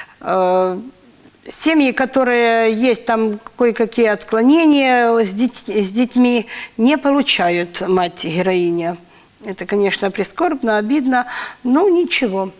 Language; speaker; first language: Russian; native; Russian